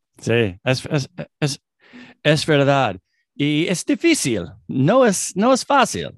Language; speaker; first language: Spanish; non-native, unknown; English